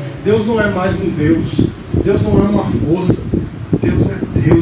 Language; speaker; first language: Portuguese; native; Portuguese